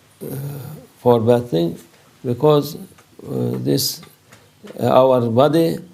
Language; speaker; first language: English; non-native, learner; Turkish